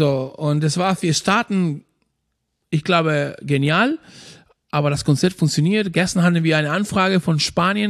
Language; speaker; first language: German; non-native, fluent; Spanish